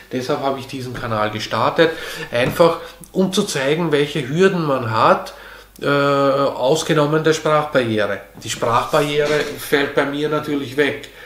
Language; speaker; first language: German; early bilingual, other home language; Hungarian